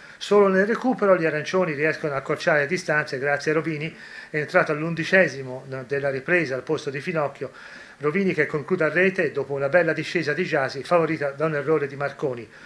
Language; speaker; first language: Italian; native; Italian